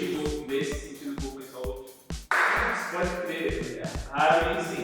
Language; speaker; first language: Portuguese; non-native, fluent; Korean